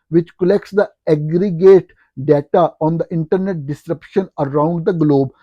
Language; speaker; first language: English; non-native, local second language; Urdu